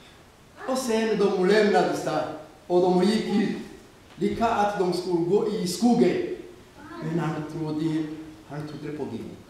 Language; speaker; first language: Swedish; non-native, fluent; Rundi